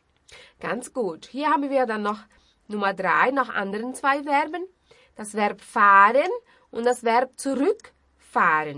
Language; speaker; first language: German; non-native, fluent; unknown